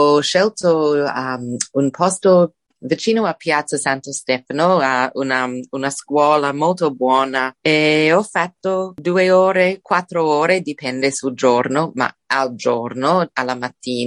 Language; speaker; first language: Italian; non-native, fluent; English